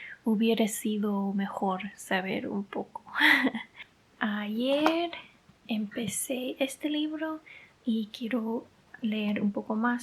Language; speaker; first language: Spanish; non-native, fluent; English